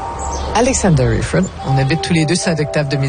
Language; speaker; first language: French; native; French